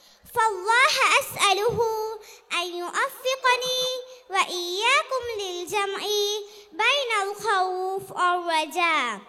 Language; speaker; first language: Arabic; non-native, learner; Bangla